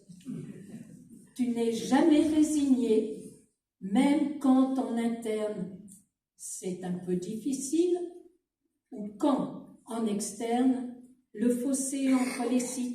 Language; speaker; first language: French; native; French